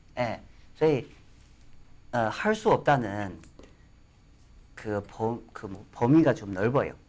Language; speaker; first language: Korean; non-native, fluent; Chinese